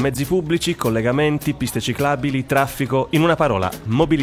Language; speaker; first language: Italian; native; Italian